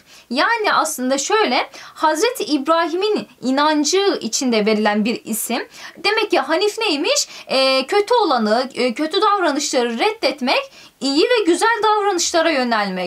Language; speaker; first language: Turkish; native; Turkish